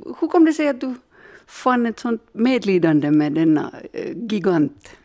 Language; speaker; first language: Swedish; native; Swedish